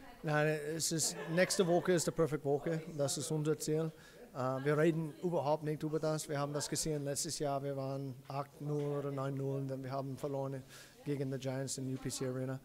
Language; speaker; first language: German; non-native, learner; English